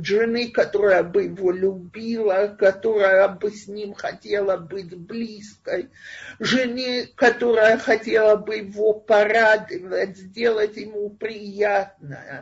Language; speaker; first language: Russian; native; Russian